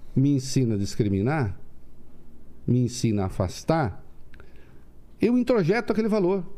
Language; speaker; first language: Portuguese; native; Portuguese